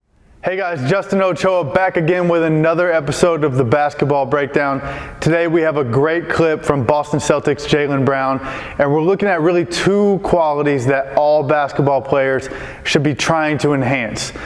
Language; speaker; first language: English; native; English